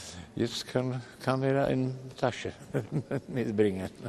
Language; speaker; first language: German; non-native, learner; Czech